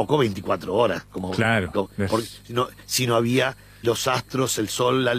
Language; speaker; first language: Spanish; native; Spanish